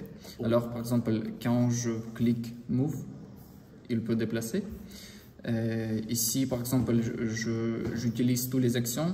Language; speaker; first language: French; non-native, learner; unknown